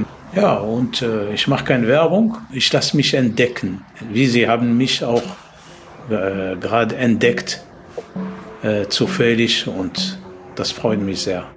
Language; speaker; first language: German; non-native, learner; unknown